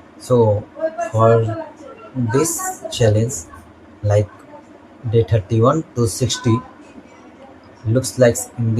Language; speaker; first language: English; non-native, learner; Hindi